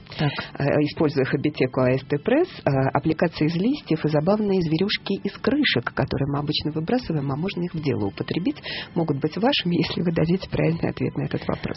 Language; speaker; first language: Russian; native; Russian